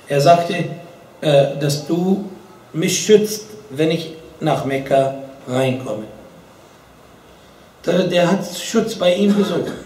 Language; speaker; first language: German; non-native, fluent; Arabic